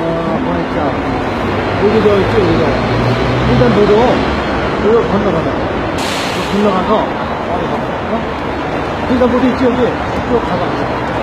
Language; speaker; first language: Korean; non-native, learner; Indonesian